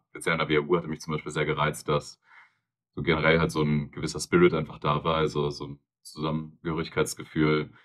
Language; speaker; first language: German; native; German